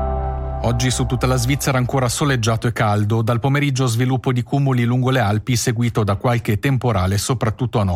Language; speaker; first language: Italian; native; Italian